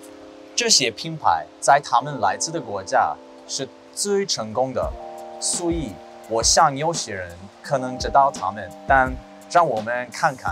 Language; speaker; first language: Chinese; non-native, learner; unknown